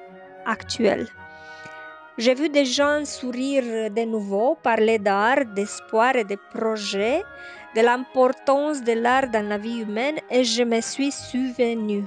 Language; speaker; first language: French; non-native, fluent; Romanian